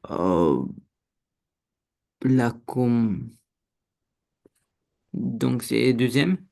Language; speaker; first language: French; non-native, learner; Romanian